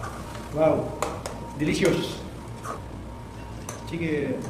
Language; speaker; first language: English; non-native, local second language; Filipino